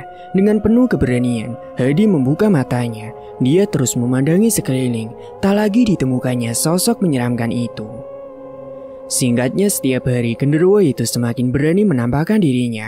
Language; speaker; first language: Indonesian; native; Indonesian